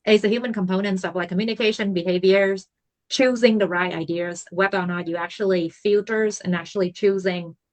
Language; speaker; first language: English; non-native, fluent; Vietnamese